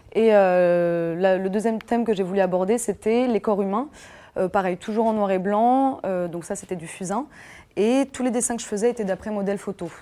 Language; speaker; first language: French; native; French